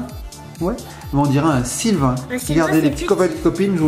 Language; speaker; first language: French; native; French